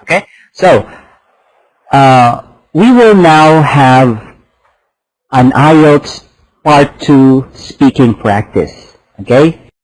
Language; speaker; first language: English; non-native, fluent; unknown